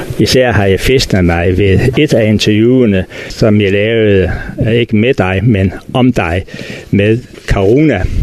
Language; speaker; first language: Danish; native; Danish